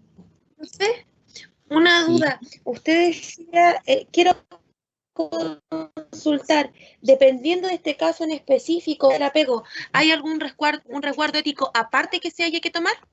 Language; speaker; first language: Spanish; native; Spanish